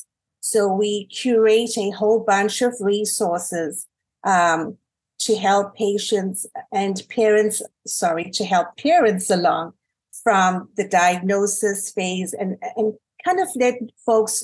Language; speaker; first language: English; native; English